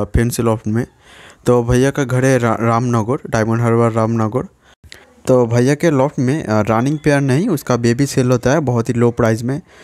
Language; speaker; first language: Hindi; non-native, local second language; Bangla